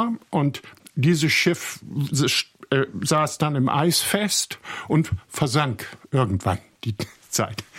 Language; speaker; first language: German; native; German